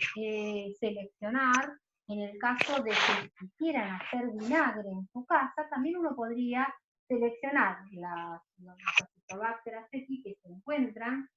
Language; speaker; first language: Spanish; native; Spanish